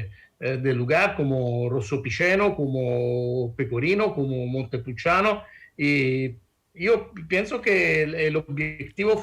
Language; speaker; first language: Spanish; non-native, learner; Italian